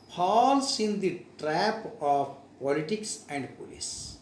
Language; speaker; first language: English; non-native, local second language; Marathi